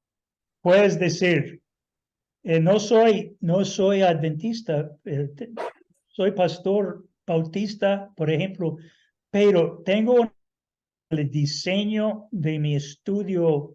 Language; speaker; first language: Spanish; non-native, fluent; English